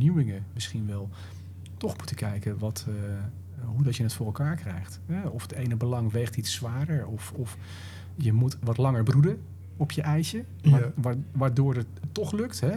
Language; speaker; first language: Dutch; native; Dutch